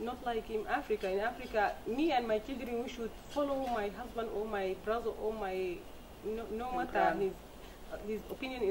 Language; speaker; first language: English; non-native, fluent; Arabic